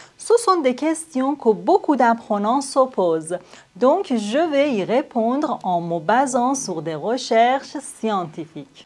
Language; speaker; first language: French; non-native, fluent; Persian